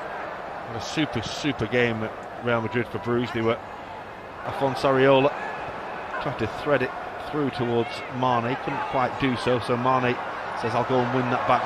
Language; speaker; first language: English; native; English